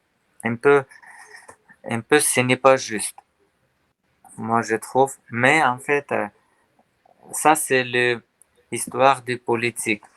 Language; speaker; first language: French; non-native, learner; Armenian